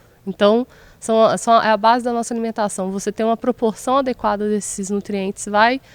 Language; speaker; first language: Portuguese; native; Portuguese